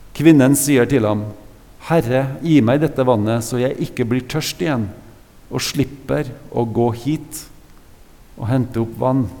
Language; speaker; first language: Norwegian; native; Norwegian